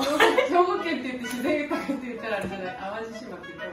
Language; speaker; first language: Japanese; native; Japanese